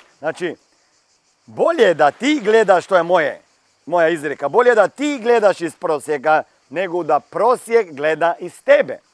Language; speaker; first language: Croatian; early bilingual, heritage; Croatian